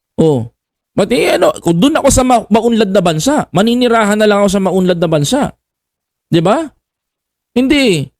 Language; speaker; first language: Filipino; native; Filipino